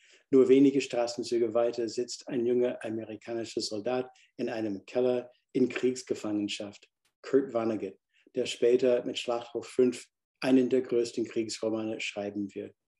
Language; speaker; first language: German; non-native, fluent; English